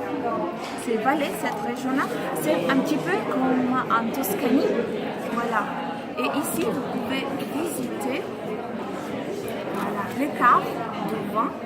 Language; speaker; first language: French; non-native, fluent; Italian